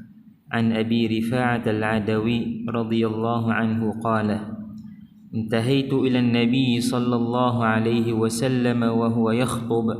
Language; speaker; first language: Arabic; non-native, fluent; Malay